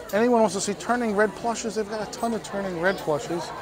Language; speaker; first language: English; native; English